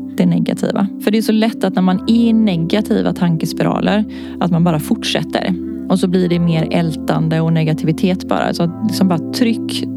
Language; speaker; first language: Swedish; native; Swedish